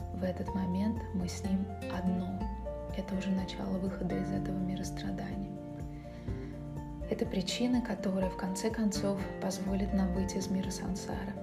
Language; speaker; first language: Russian; native; Russian